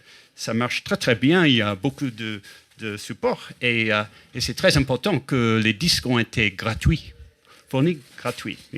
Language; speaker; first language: French; non-native, fluent; English